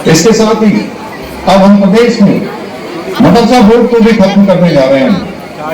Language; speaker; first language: Hindi; native; Hindi